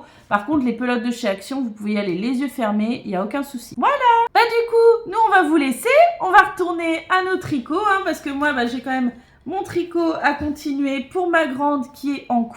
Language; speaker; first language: French; native; French